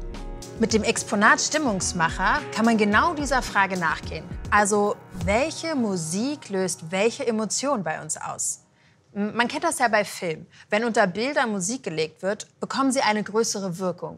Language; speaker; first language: German; native; German